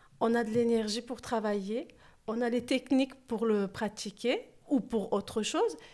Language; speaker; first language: French; early bilingual, other home language; Turkish